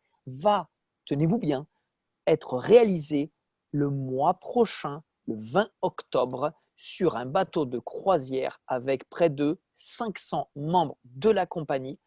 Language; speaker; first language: French; native; French